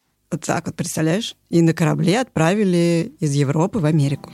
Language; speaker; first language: Russian; native; Russian